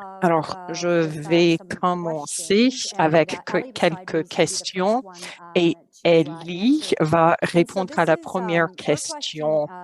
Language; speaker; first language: French; non-native, local second language; English